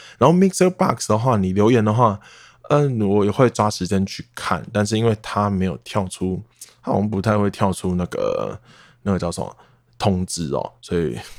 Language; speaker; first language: Chinese; non-native, local second language; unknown